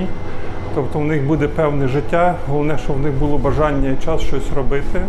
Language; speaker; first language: Ukrainian; native; Ukrainian